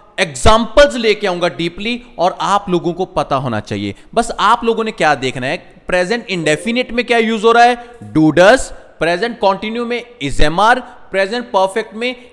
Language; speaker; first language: Hindi; non-native, local second language; Punjabi